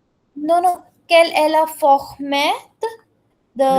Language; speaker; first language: French; non-native, learner; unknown